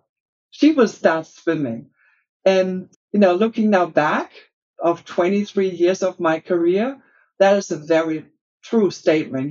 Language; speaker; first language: English; non-native, fluent; German